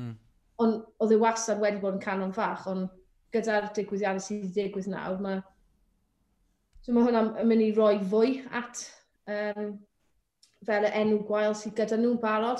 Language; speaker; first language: Welsh; native; Welsh